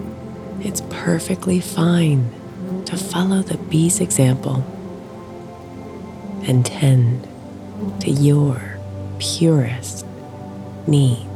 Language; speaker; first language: English; native; English